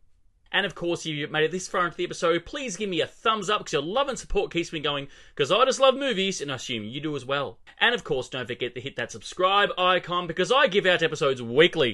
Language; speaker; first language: English; native; English